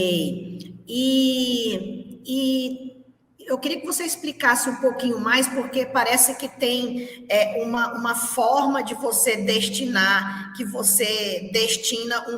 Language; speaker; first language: Portuguese; native; Portuguese